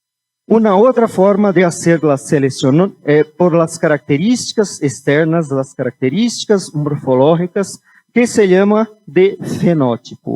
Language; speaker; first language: Spanish; non-native, fluent; Portuguese